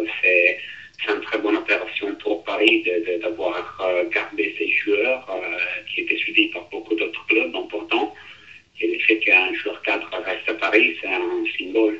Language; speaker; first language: French; non-native, fluent; Italian